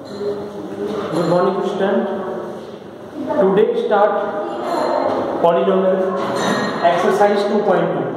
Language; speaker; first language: Hindi; native; Hindi